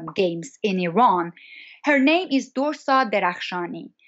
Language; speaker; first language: English; non-native, fluent; Persian